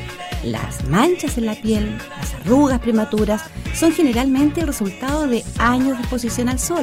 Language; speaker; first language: Spanish; native; Spanish